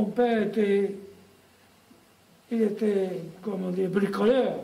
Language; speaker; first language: French; non-native, fluent; Spanish